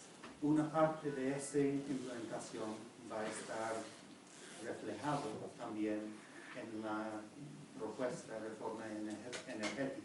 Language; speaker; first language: Spanish; non-native, fluent; English